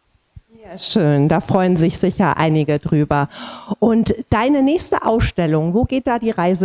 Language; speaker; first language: German; native; German